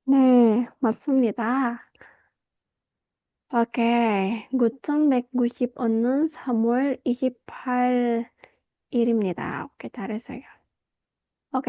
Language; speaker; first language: Korean; non-native, fluent; Indonesian